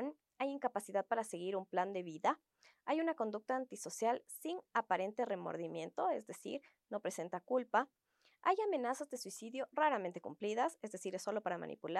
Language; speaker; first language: Spanish; native; Spanish